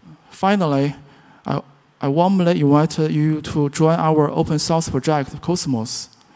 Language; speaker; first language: English; non-native, learner; Chinese